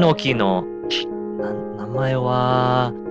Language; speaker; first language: Japanese; non-native, learner; English